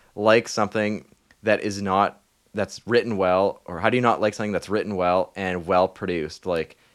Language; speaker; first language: English; native; English